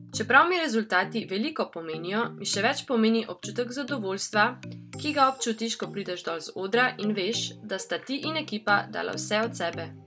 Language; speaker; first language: Slovenian; native; Slovenian